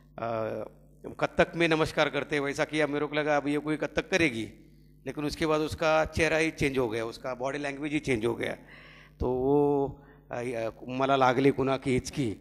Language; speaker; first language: Hindi; non-native, local second language; Marathi